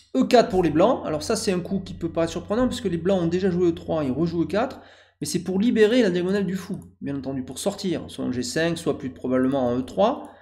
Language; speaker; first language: French; native; French